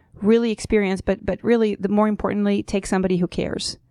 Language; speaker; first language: English; non-native, fluent; Hebrew